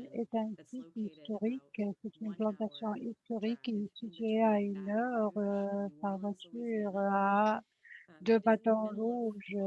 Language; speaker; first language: French; non-native, fluent; English